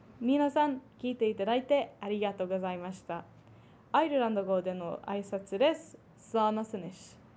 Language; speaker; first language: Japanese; non-native, fluent; English